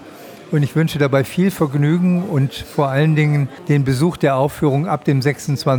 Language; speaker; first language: German; native; German